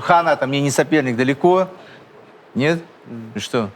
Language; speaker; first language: Russian; native; Russian